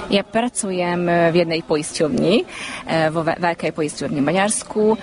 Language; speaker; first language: Slovak; non-native, local second language; Hungarian